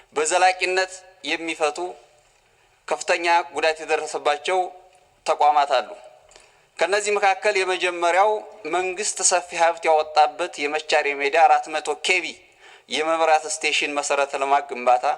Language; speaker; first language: Amharic; native; Amharic